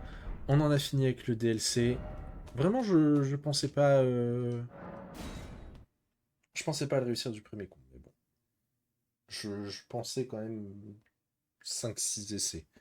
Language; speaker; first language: French; native; French